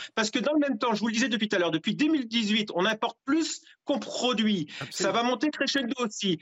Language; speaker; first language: French; native; French